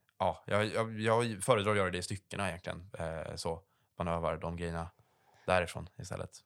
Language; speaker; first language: Swedish; native; Swedish